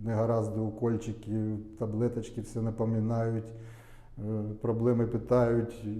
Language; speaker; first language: Ukrainian; non-native, local second language; Russian